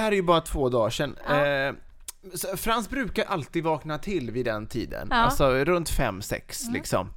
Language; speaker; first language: Swedish; native; Swedish